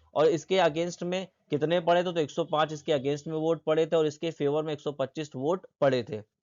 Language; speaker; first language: Hindi; native; Hindi